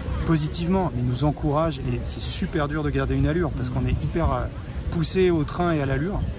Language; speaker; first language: French; native; French